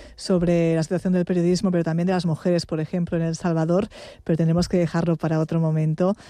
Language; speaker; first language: Spanish; non-native, local second language; Catalan